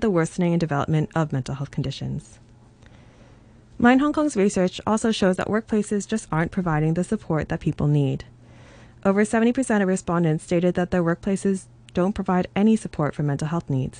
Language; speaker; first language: English; non-native, local second language; Cantonese